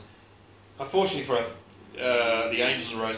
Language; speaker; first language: English; native; English